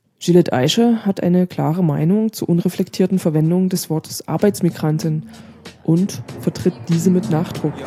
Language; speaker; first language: German; native; German